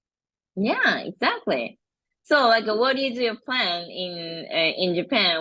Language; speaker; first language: English; non-native, fluent; Japanese